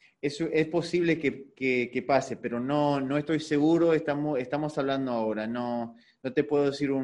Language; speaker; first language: Spanish; early bilingual, heritage; Spanish